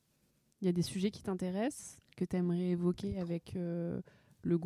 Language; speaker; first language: French; native; French